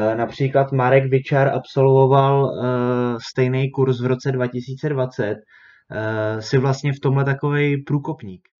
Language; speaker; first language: Czech; native; Czech